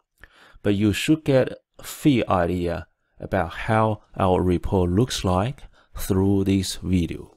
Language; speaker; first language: English; non-native, fluent; Chinese